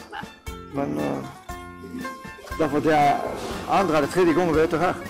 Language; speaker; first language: Swedish; non-native, fluent; Greek